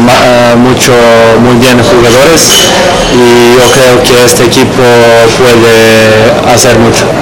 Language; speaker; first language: Spanish; non-native, learner; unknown